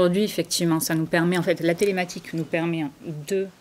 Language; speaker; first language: French; native; French